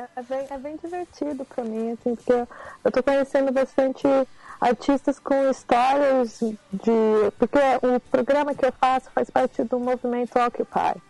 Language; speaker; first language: Portuguese; native; Portuguese